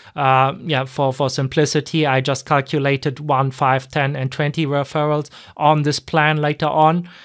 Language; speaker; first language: English; non-native, fluent; German